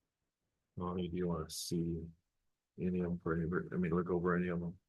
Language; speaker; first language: English; native; English